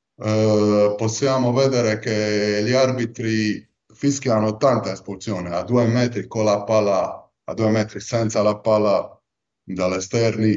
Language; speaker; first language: Italian; non-native, fluent; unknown